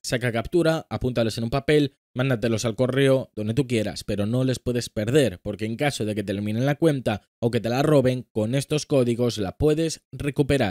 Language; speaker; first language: Spanish; native; Spanish